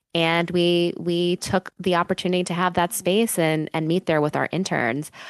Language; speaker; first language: English; native; English